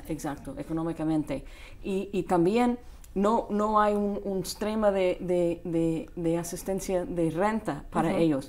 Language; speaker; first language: Spanish; non-native, fluent; English